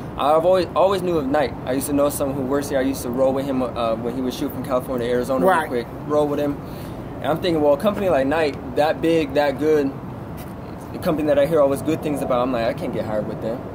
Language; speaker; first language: English; native; English